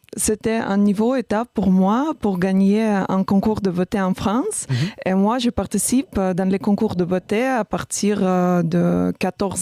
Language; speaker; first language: French; non-native, learner; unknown